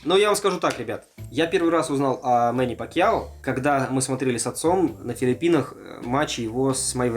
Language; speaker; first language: Russian; native; Russian